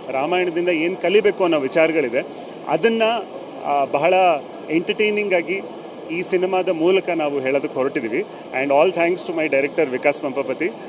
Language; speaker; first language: Kannada; native; Kannada